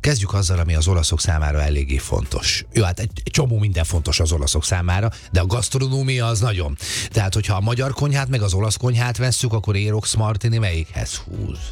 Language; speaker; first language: Hungarian; native; Hungarian